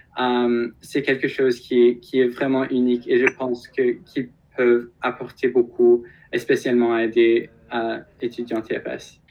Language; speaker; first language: French; non-native, local second language; English